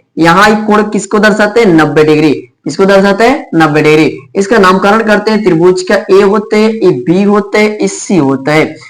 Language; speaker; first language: Hindi; native; Hindi